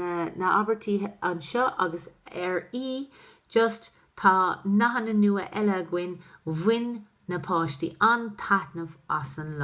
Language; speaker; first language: Irish; non-native, local second language; English